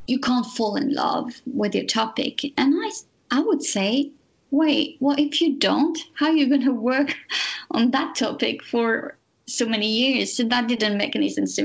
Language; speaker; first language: English; non-native, fluent; French